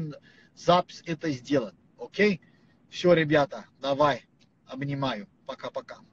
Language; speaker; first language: Russian; non-native, learner; Portuguese